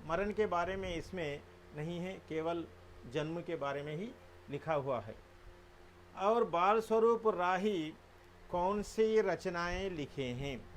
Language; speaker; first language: Hindi; non-native, local second language; Telugu